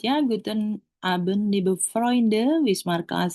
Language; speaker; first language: German; non-native, fluent; Indonesian